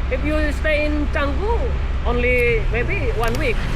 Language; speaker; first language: English; non-native, learner; Indonesian